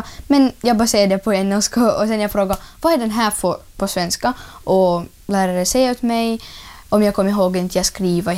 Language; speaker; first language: Swedish; early bilingual, other home language; Russian